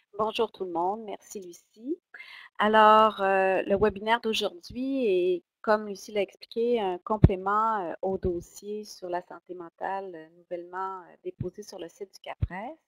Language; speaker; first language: French; native; French